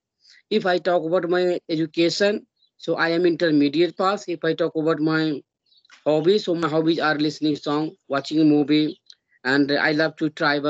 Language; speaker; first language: English; non-native, learner; Hindi